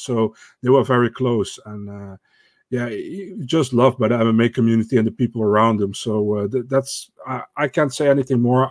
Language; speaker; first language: English; non-native, fluent; Dutch